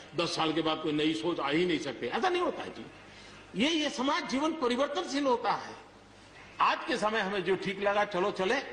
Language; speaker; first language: Hindi; non-native, local second language; Gujarati